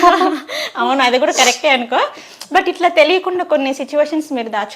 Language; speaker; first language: Telugu; native; Telugu